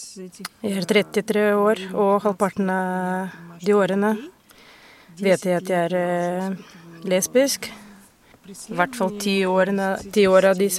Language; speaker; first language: Norwegian; non-native, fluent; Russian